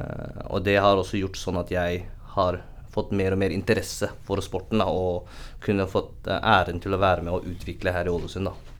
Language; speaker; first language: Norwegian; native; Norwegian